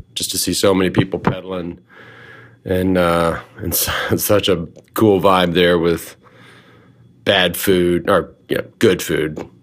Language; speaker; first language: English; native; English